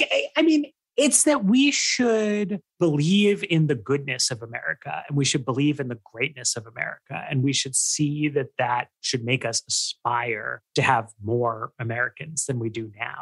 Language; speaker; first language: English; native; English